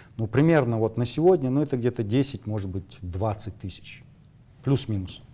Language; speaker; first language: Russian; non-native, local second language; Ingush